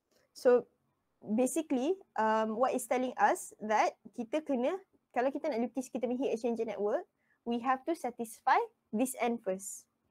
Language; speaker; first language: English; non-native, local second language; Malay